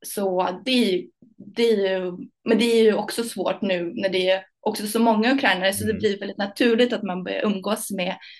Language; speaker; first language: Swedish; early bilingual, other home language; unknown